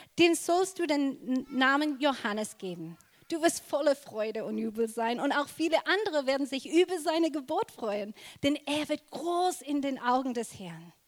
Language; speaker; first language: German; non-native, fluent; English